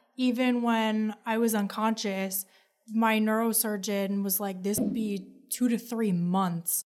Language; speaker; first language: English; native; English